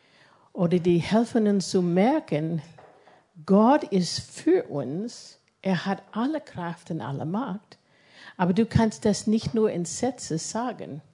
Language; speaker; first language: German; non-native, fluent; English